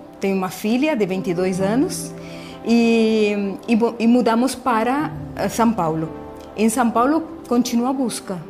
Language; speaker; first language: Portuguese; non-native, fluent; Spanish